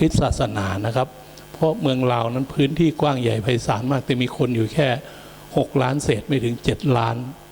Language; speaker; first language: Thai; native; Thai